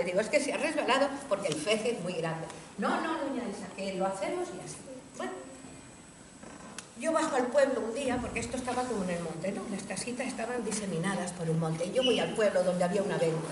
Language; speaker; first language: Spanish; native; Spanish